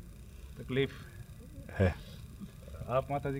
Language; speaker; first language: Hindi; native; Hindi